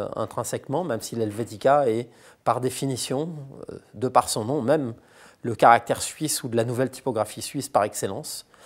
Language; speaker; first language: French; native; French